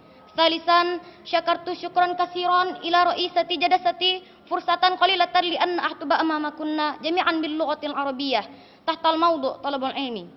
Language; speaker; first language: Arabic; non-native, learner; Indonesian